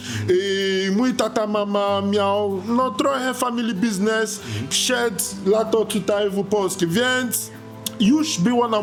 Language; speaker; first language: Polish; non-native, learner; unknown